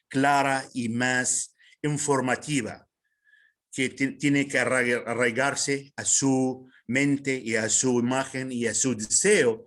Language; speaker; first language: Spanish; non-native, fluent; Arabic